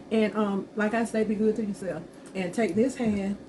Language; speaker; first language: English; native; English